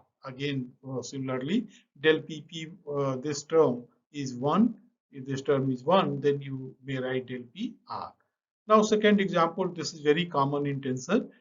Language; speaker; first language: English; non-native, local second language; Hindi